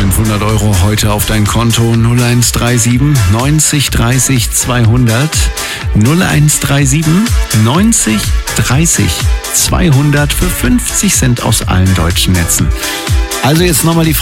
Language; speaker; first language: German; native; German